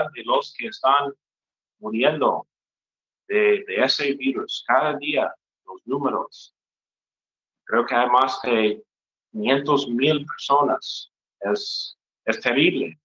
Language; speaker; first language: Spanish; non-native, fluent; English